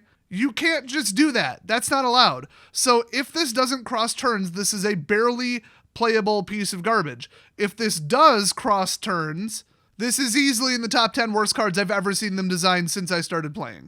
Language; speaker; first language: English; native; English